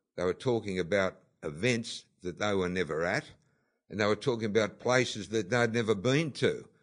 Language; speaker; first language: English; native; English